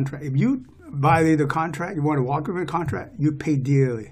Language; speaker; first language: English; non-native, local second language; Cantonese